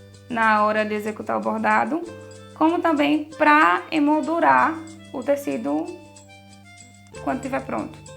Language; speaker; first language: Portuguese; native; Portuguese